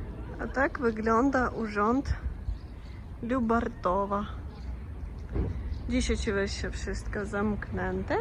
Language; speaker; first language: Polish; non-native, fluent; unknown